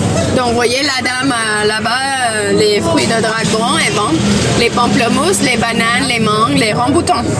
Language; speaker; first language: French; non-native, fluent; Thai